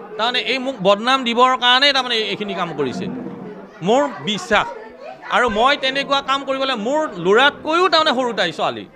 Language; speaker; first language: Assamese; native; Assamese